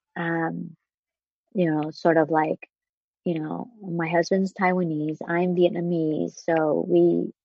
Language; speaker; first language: English; non-native, fluent; Vietnamese